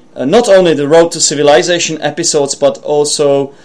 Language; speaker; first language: English; non-native, fluent; Czech